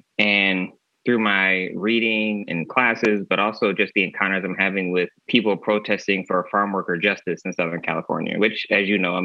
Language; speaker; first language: English; native; English